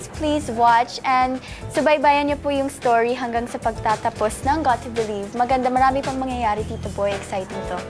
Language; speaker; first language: Filipino; early bilingual, other home language; English